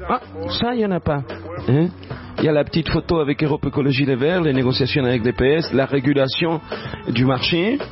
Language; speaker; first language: French; native; French